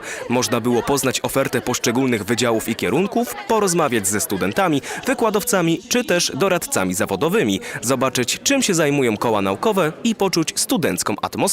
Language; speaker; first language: Polish; native; Polish